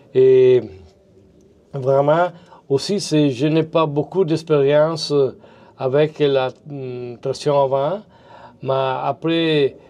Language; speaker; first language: French; non-native, fluent; Italian